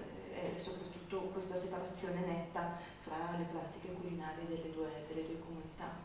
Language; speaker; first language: Italian; native; Italian